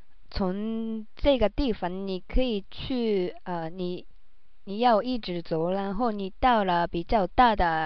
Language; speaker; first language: Chinese; non-native, learner; Japanese